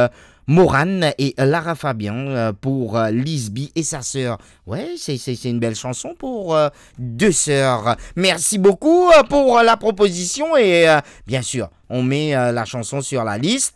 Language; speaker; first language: French; non-native, local second language; Morisyen